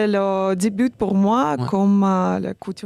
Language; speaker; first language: French; non-native, learner; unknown